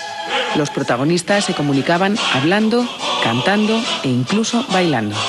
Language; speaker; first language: Spanish; native; Spanish